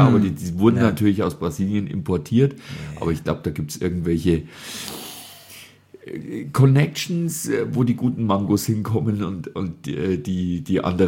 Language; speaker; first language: German; native; German